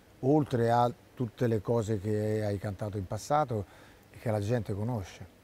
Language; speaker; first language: Italian; native; Italian